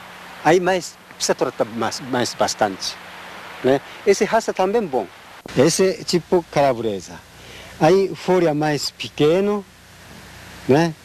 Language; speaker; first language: Portuguese; non-native, learner; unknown